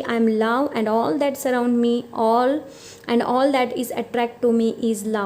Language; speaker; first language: English; non-native, local second language; Kannada